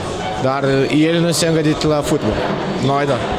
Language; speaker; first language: Romanian; non-native, learner; Portuguese